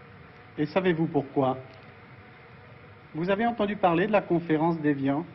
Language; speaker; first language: French; native; French